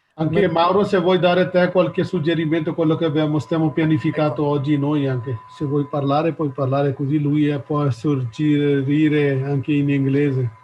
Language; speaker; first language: Italian; non-native, learner; Hindi